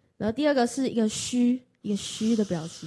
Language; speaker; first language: Chinese; native; Chinese